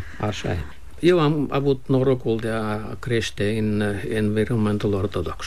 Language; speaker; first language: Romanian; non-native, fluent; Finnish